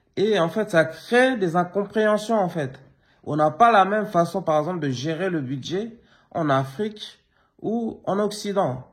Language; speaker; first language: French; early bilingual, other home language; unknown